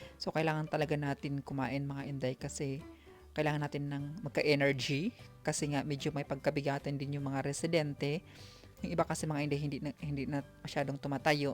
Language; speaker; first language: Filipino; non-native, local second language; Cebuano